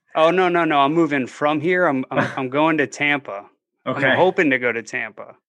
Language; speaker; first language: English; native; English